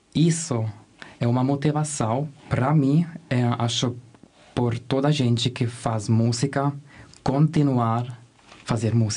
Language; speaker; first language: Portuguese; non-native, fluent; German